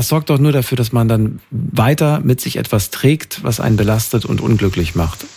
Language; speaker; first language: German; native; German